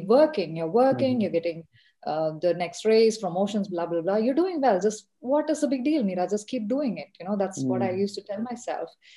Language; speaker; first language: English; non-native, local second language; Malayalam